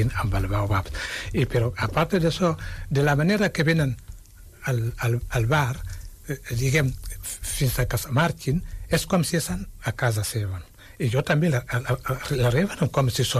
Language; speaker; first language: Catalan; non-native, fluent; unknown